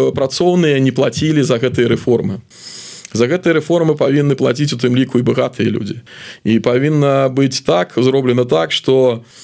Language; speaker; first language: Belarusian; native; Belarusian